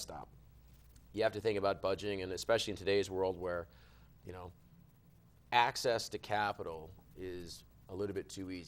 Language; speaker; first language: English; native; English